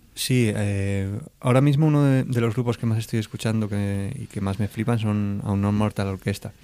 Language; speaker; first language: Spanish; native; Spanish